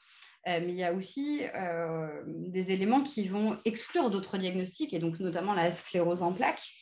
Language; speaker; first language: French; native; French